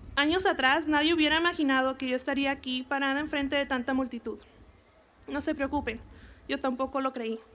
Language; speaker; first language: Spanish; early bilingual, other home language; English